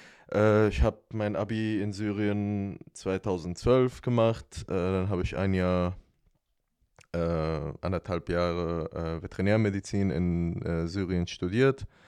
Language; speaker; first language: German; non-native, fluent; Arabic